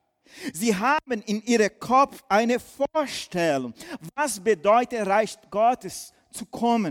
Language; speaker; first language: German; non-native, fluent; Portuguese